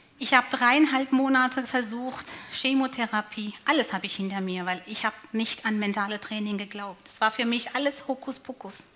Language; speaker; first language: German; non-native, fluent; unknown